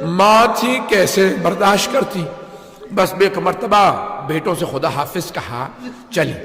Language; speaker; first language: Urdu; native; Urdu